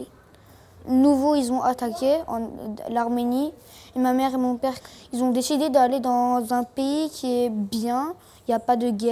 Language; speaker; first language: French; early bilingual, other home language; Armenian